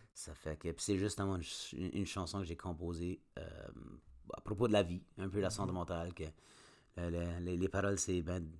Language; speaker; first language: French; native; French